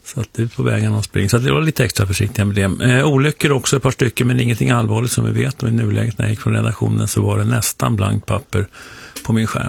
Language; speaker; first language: Swedish; native; Swedish